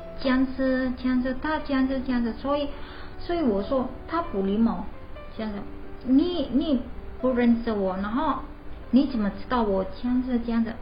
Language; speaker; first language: Chinese; non-native, learner; Indonesian